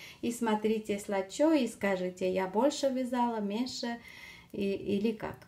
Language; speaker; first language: Russian; non-native, fluent; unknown